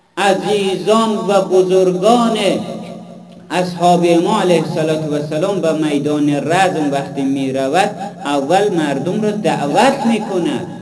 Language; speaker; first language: Persian; native; Persian